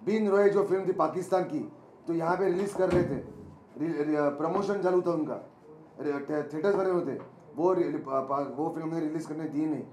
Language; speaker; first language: Hindi; non-native, local second language; Marathi